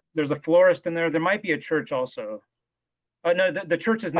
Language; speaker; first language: English; native; English